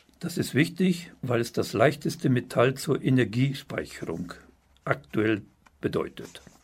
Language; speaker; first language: German; native; German